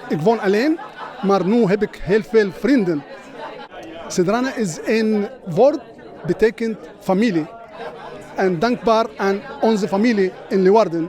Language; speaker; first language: Dutch; non-native, learner; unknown